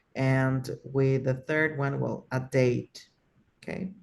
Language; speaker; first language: English; non-native, fluent; Spanish